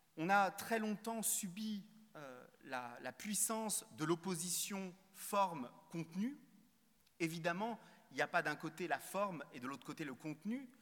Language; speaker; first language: French; native; French